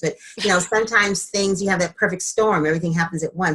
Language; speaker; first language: English; native; English